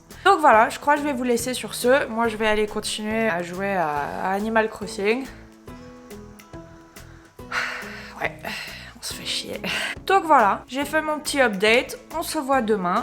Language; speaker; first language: French; native; French